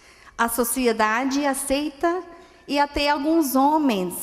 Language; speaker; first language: Portuguese; non-native, fluent; English